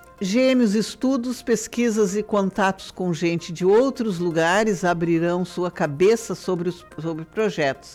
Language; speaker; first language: Portuguese; native; Portuguese